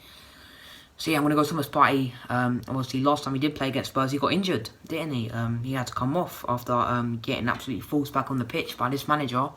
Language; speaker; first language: English; native; English